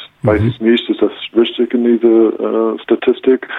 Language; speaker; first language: German; non-native, learner; English